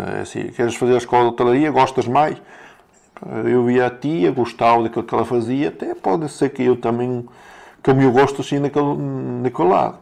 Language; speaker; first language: Portuguese; non-native, learner; Italian